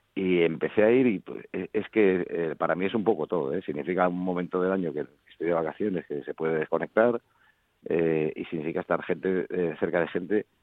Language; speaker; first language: Spanish; native; Spanish